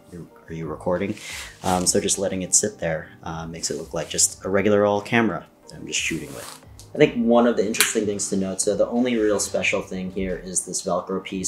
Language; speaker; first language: English; native; English